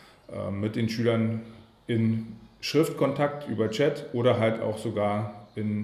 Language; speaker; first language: German; native; German